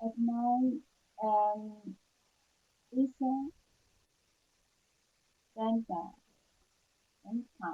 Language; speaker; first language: English; non-native, learner; Chinese